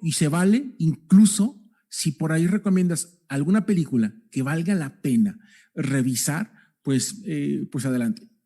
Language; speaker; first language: Spanish; native; Spanish